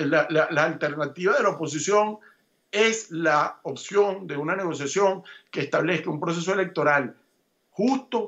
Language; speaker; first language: Spanish; native; Spanish